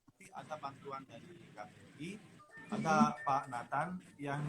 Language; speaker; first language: Indonesian; non-native, fluent; Romanian